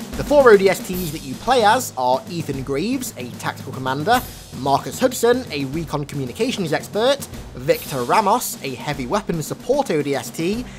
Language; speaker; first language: English; native; English